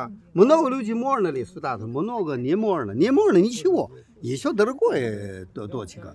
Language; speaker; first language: Russian; non-native, learner; Chinese